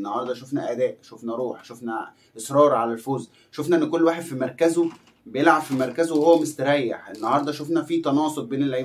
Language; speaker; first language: Arabic; native; Arabic